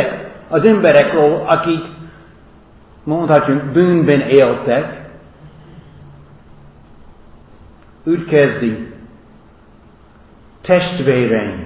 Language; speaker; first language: Hungarian; non-native, fluent; English